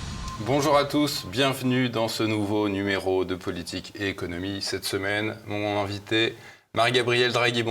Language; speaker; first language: French; native; French